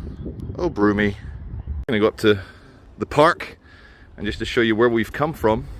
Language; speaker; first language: English; native; English